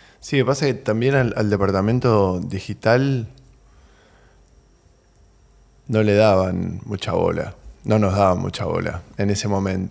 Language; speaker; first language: Spanish; native; Spanish